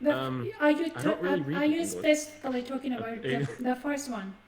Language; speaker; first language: English; non-native, fluent; Japanese